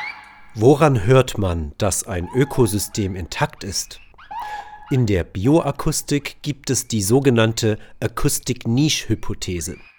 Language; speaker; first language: German; native; German